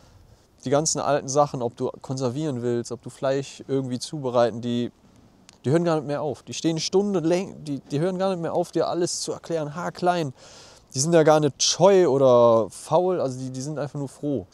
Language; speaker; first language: German; native; German